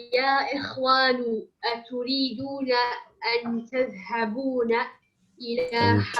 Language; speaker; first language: Arabic; non-native, learner; English